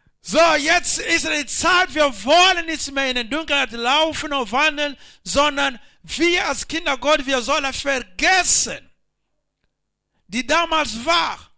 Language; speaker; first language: German; non-native, learner; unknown